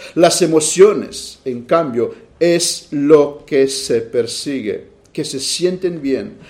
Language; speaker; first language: Spanish; non-native, fluent; Romanian